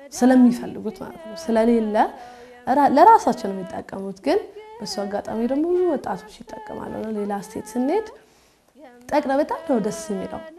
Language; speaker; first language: Amharic; early bilingual, heritage; Amharic